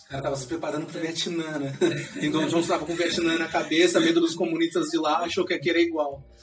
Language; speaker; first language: Portuguese; native; Portuguese